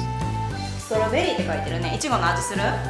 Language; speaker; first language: Japanese; native; Japanese